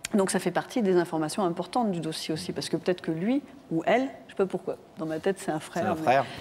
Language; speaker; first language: French; native; French